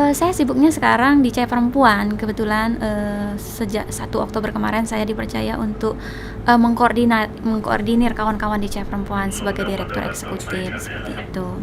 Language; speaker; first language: Indonesian; native; Indonesian